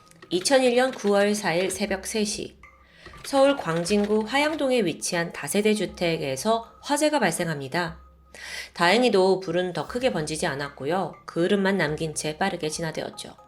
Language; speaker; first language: Korean; native; Korean